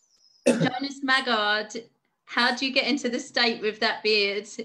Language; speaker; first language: English; native; English